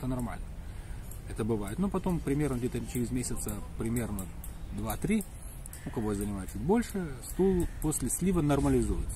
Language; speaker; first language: Russian; native; Russian